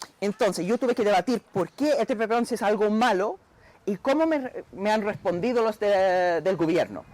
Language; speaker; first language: Spanish; non-native, fluent; English